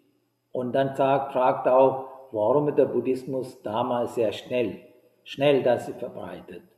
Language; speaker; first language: German; non-native, fluent; Sinhala